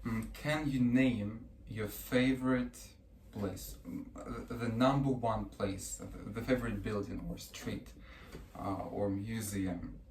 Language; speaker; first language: English; early bilingual, other home language; Russian